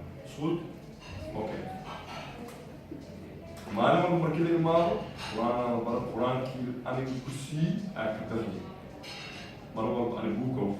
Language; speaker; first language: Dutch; non-native, learner; Somali